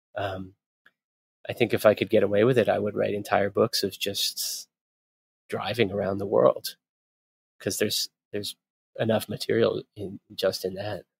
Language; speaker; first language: English; native; English